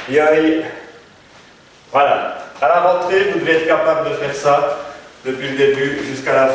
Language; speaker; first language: French; native; French